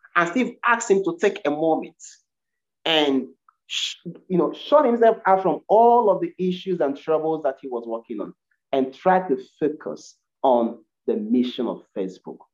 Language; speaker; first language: English; non-native, local second language; Igbo